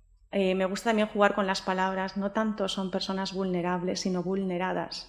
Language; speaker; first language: Spanish; native; Spanish